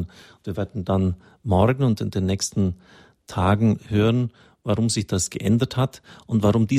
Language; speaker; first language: German; native; German